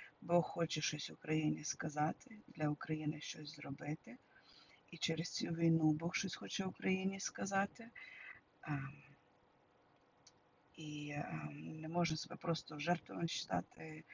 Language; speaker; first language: Ukrainian; early bilingual, heritage; Ukrainian